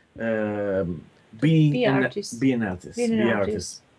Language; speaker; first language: Italian; non-native, fluent; Polish